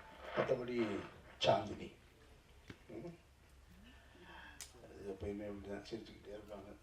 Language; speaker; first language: Tamil; native; Tamil